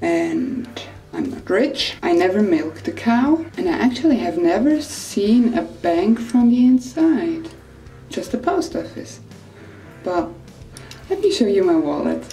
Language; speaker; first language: English; non-native, fluent; Swiss German